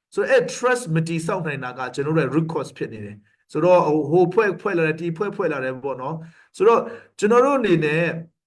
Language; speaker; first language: Burmese; non-native, local second language; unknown